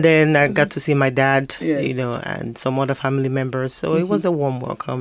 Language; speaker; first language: English; non-native, local second language; Igbo